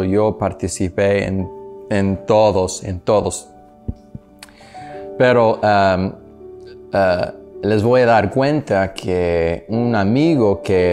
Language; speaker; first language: Spanish; non-native, learner; English